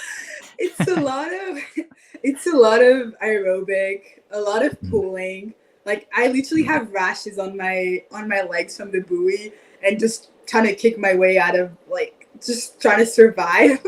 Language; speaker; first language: English; non-native, fluent; French